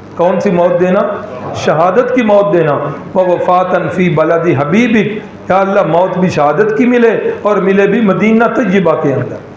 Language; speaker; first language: Urdu; non-native, local second language; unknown